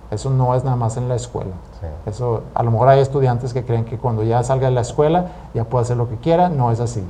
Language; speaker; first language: Spanish; non-native, fluent; Swedish